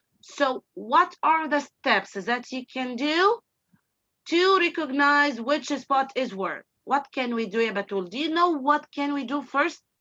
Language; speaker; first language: English; non-native, fluent; Arabic